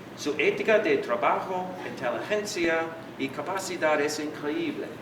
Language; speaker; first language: Spanish; non-native, learner; English